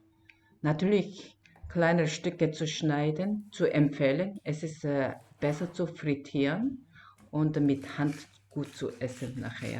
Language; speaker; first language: German; non-native, fluent; Korean